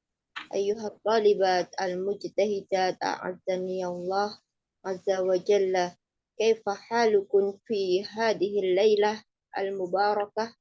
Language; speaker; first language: Arabic; non-native, fluent; Indonesian